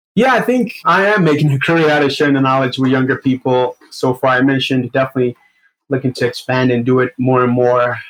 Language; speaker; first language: English; native; English